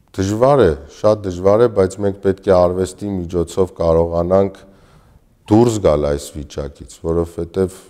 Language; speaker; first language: Armenian; native; Armenian